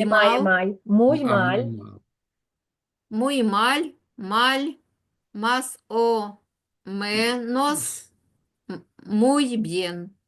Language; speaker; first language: Spanish; non-native, learner; Ukrainian